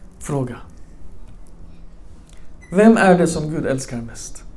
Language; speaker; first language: Swedish; early bilingual, other home language; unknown